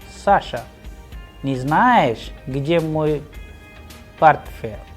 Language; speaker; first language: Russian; non-native, fluent; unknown